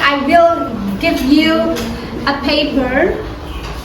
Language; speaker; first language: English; non-native, fluent; Indonesian